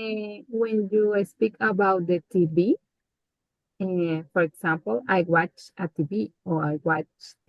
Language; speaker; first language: English; non-native, learner; Spanish